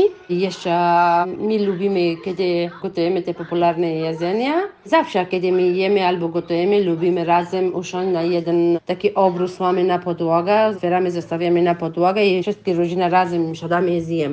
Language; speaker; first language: Polish; non-native, learner; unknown